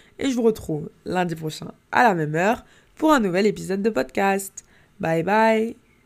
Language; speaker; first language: French; native; French